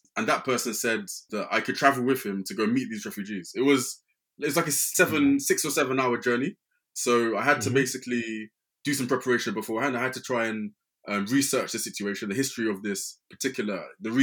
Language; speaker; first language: English; native; English